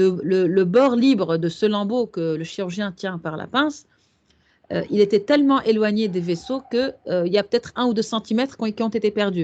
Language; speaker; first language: French; non-native, local second language; Arabic